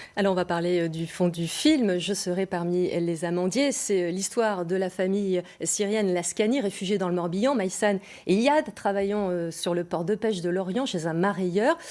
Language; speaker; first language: French; native; French